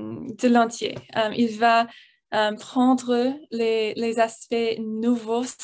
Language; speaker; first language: French; non-native, learner; English